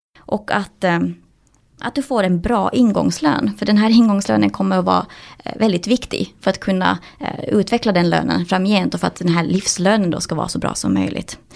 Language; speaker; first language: Swedish; native; Swedish